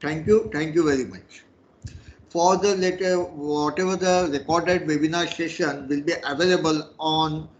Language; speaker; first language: English; non-native, local second language; Marathi